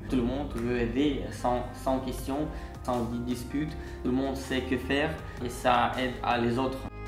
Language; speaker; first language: French; non-native, learner; Ukrainian